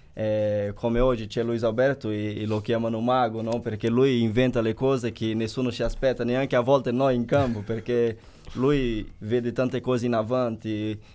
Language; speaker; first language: Italian; non-native, fluent; Portuguese